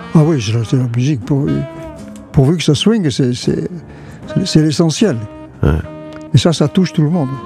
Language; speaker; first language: French; native; French